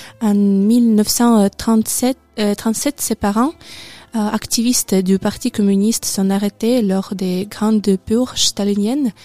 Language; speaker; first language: French; non-native, learner; Russian